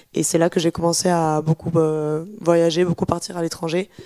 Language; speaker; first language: French; native; French